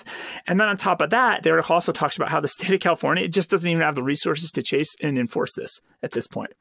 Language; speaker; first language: English; native; English